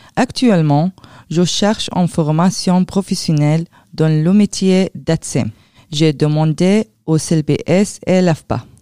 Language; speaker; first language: French; non-native, learner; Arabic